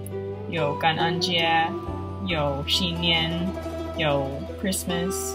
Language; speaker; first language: Chinese; non-native, learner; English